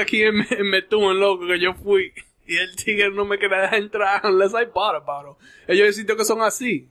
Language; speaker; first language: Spanish; early bilingual, other home language; English